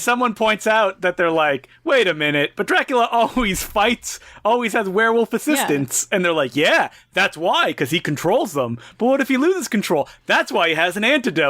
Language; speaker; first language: English; native; English